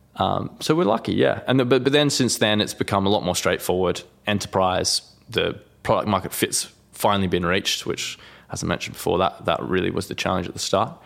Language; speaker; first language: English; native; English